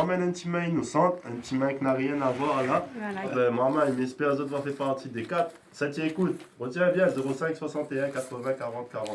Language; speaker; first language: French; non-native, local second language; Réunion Creole French